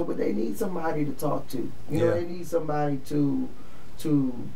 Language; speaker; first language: English; native; English